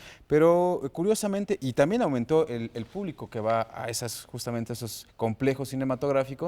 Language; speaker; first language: Spanish; native; Spanish